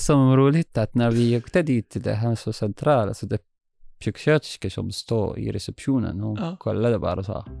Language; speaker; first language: Swedish; non-native, learner; Arabic